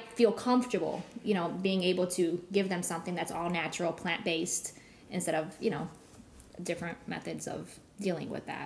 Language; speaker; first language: English; native; English